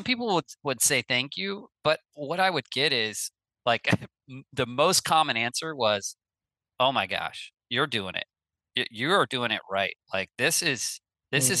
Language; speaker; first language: English; native; English